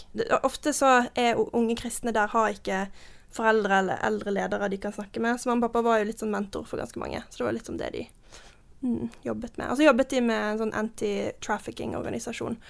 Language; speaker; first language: Norwegian; early bilingual, heritage; Norwegian